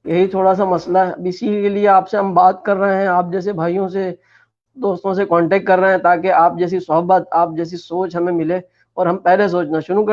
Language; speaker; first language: Hindi; non-native, fluent; Urdu